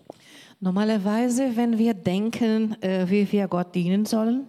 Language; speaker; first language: German; non-native, learner; Portuguese